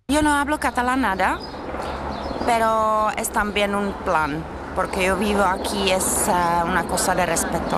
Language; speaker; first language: Spanish; non-native, fluent; Czech